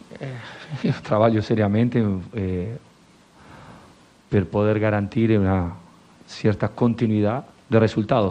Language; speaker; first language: Portuguese; non-native, learner; Spanish